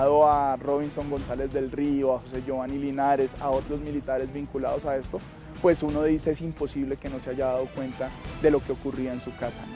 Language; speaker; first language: Spanish; native; Spanish